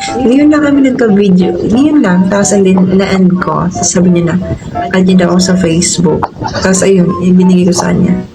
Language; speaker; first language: Filipino; native; Filipino